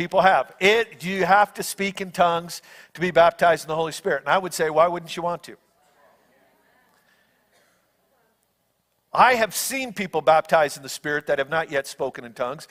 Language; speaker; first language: English; native; English